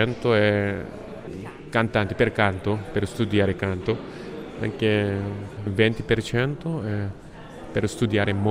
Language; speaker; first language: Italian; non-native, learner; Korean